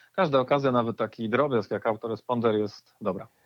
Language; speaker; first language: Polish; native; Polish